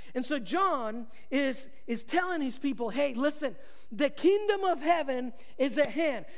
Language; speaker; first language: English; early bilingual, other home language; Spanish